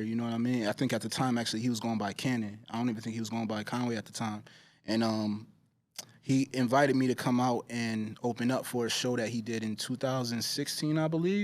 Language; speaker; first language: English; native; English